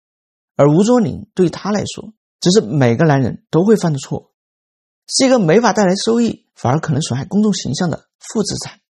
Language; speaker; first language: Chinese; native; Chinese